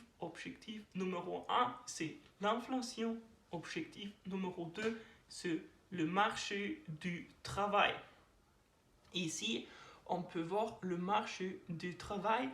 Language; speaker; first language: French; non-native, learner; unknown